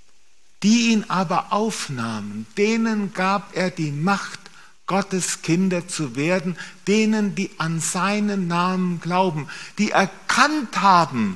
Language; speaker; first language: German; native; German